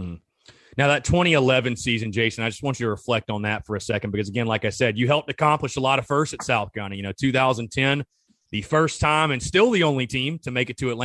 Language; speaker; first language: English; native; English